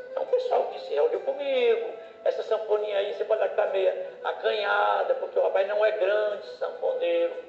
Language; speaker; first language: Portuguese; native; Portuguese